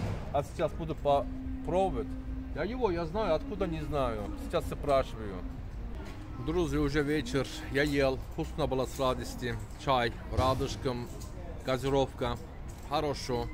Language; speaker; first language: Russian; non-native, learner; Turkish